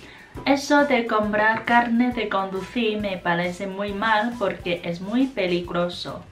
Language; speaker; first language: Spanish; non-native, fluent; Chinese